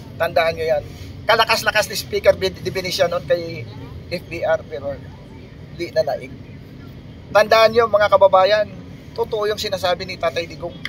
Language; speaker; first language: Filipino; native; Filipino